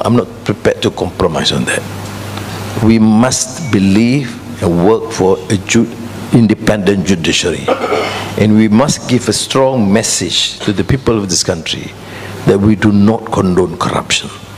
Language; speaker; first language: English; non-native, local second language; Malay